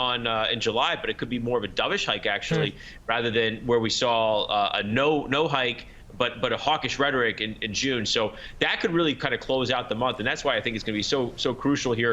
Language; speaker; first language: English; native; English